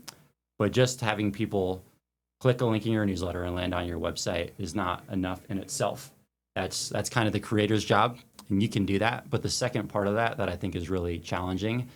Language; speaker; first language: English; native; English